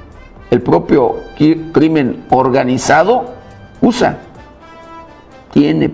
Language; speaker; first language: Spanish; native; Spanish